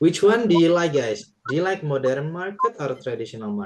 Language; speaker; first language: English; non-native, local second language; Indonesian